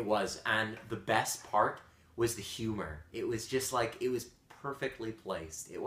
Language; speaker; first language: English; native; English